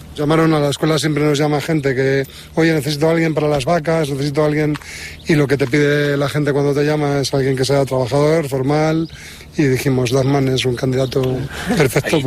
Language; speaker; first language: Spanish; native; Spanish